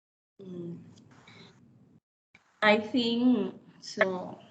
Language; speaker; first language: English; non-native, learner; Spanish